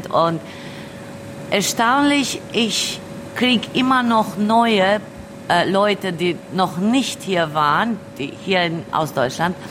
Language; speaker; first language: German; early bilingual, other home language; Albanian